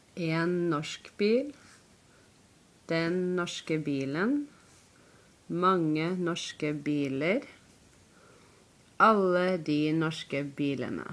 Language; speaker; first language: Norwegian; non-native, learner; English